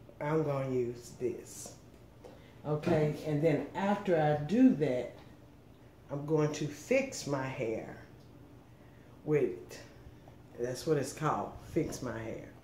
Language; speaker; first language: English; native; English